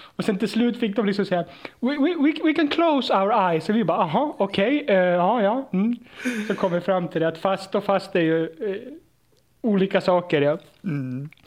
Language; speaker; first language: Swedish; native; Swedish